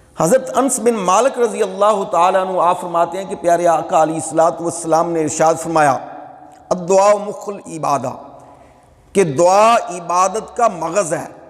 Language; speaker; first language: Urdu; non-native, local second language; Punjabi